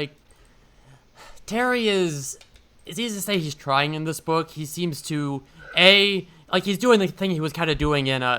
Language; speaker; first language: English; native; English